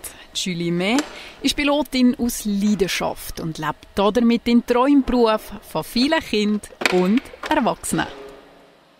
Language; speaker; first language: German; native; German